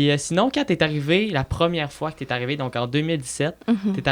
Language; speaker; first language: French; native; French